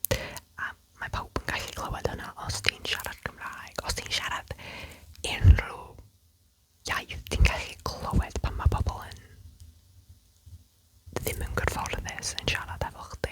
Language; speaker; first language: Welsh; non-native, local second language; English